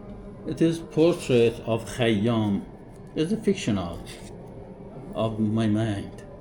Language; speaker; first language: English; non-native, learner; Persian